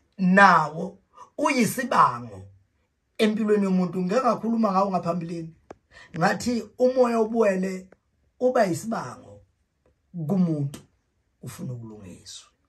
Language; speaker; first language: Zulu; native; Zulu